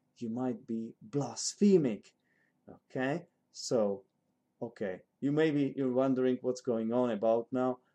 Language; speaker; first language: English; non-native, fluent; Czech